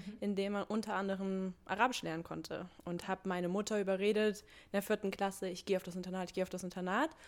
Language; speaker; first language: German; early bilingual, other home language; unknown